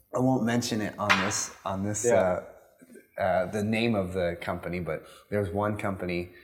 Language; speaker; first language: English; native; English